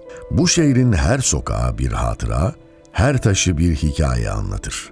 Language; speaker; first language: Turkish; native; Turkish